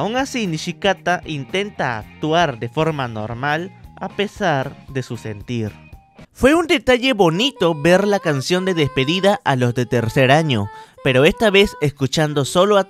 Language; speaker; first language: Spanish; native; Spanish